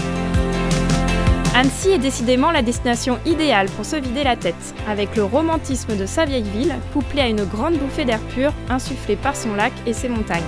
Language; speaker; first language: French; native; French